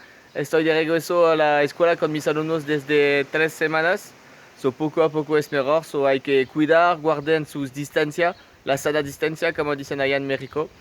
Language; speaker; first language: Spanish; non-native, fluent; French